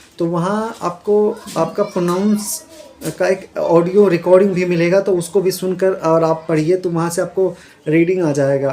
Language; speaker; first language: Hindi; native; Hindi